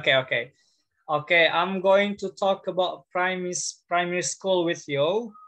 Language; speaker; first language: English; non-native, fluent; Indonesian